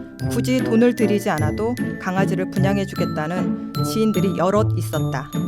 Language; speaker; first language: Korean; native; Korean